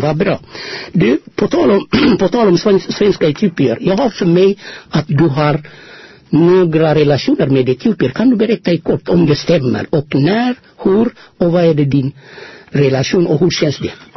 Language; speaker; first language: Swedish; non-native, fluent; Amharic